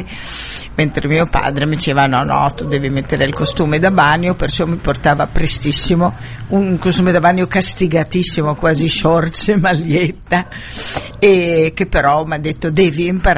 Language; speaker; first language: Italian; non-native, fluent; Arabic